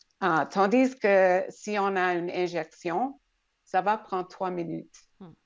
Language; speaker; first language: French; non-native, local second language; English